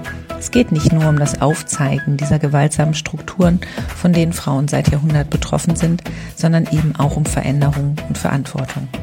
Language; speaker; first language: German; native; German